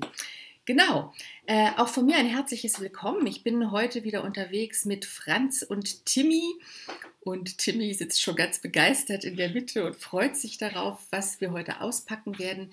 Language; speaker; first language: German; native; German